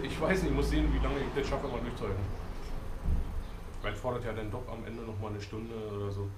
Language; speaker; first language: German; native; German